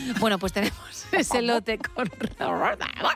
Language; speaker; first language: Spanish; native; Spanish